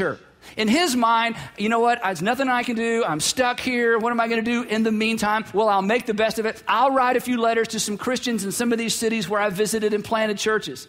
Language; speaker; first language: English; native; English